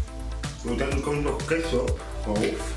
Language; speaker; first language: German; non-native, learner; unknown